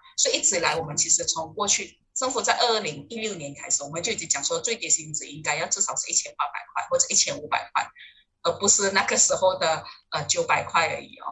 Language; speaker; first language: Chinese; native; Chinese